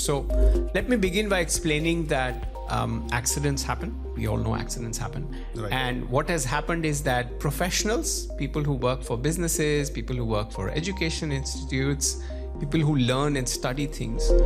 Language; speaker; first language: English; non-native, local second language; Punjabi